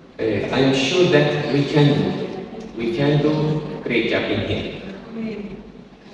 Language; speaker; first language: English; non-native, learner; Turkish